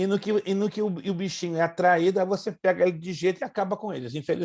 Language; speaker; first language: Portuguese; native; Portuguese